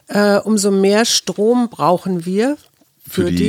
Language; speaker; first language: German; native; German